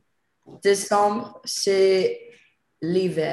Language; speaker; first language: French; non-native, learner; Spanish